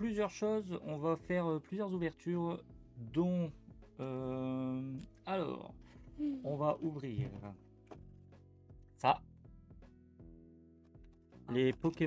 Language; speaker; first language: French; native; French